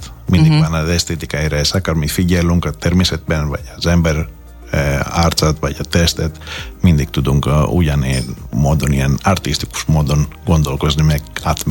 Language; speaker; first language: Hungarian; non-native, learner; Greek